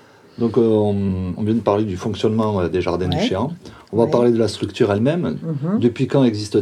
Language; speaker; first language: French; native; French